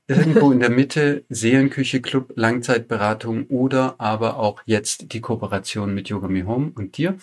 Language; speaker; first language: German; native; German